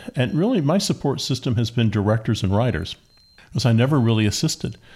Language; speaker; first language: English; native; English